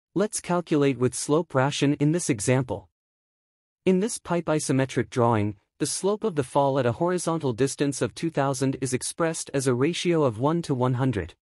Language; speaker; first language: English; non-native, learner; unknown